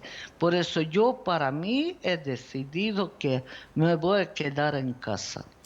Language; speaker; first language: Spanish; non-native, fluent; Ukrainian